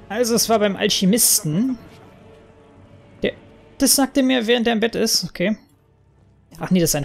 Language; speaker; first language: German; native; German